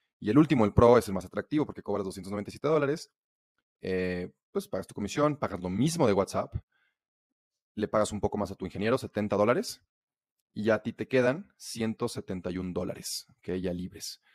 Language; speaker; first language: Spanish; native; Spanish